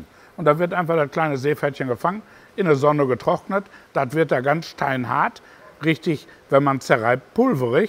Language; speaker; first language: German; native; German